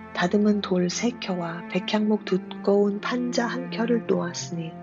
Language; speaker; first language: Korean; native; Korean